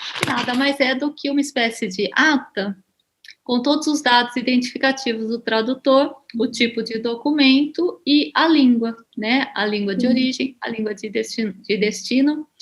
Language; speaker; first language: Portuguese; native; Portuguese